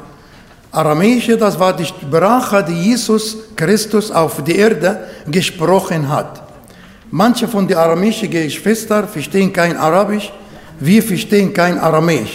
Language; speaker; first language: German; non-native, learner; Arabic